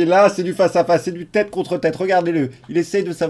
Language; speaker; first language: French; native; French